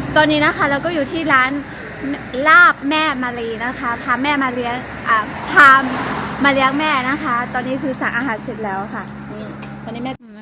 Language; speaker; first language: Thai; non-native, local second language; S'gaw Karen